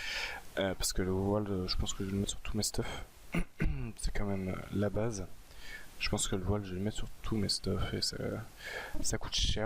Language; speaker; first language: French; native; French